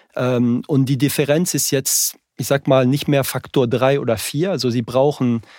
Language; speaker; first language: German; non-native, fluent; French